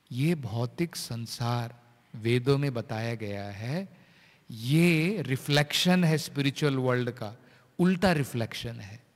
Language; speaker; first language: Hindi; native; Hindi